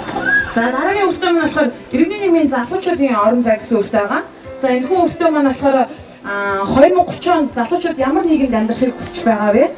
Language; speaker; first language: Mongolian; native; Mongolian